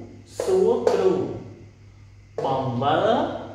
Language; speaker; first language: Japanese; non-native, fluent; Lao